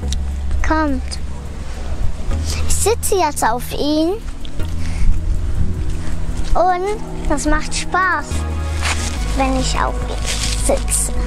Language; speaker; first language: German; early bilingual, other home language; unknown